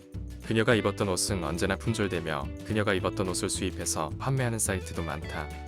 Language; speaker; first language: Korean; native; Korean